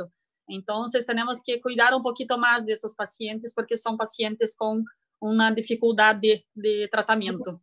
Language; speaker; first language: Spanish; non-native, learner; Portuguese